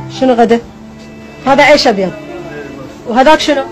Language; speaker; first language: Arabic; native; Arabic